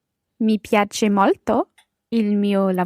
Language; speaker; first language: Italian; non-native, learner; English